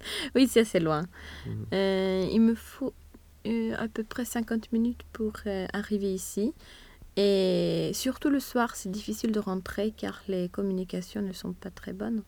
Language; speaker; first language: French; non-native, fluent; Swedish